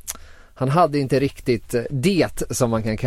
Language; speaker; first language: Swedish; native; Swedish